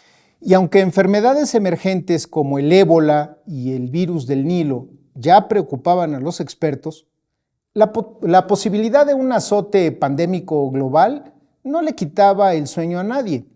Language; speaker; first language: Spanish; native; Spanish